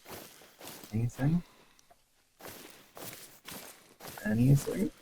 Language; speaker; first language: English; native; English